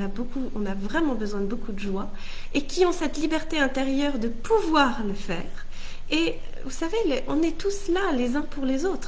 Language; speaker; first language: French; native; French